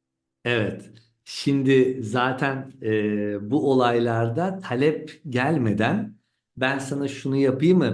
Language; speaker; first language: Turkish; native; Turkish